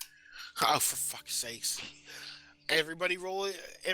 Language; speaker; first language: English; native; English